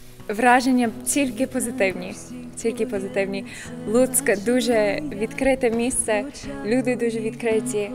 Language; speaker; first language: Ukrainian; non-native, fluent; English